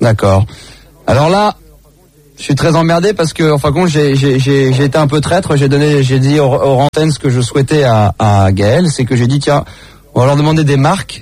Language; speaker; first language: French; native; French